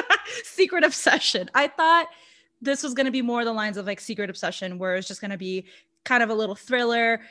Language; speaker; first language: English; non-native, fluent; Portuguese